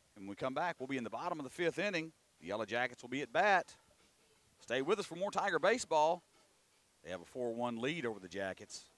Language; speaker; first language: English; native; English